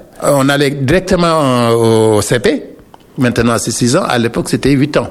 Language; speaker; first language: French; non-native, local second language; Wolof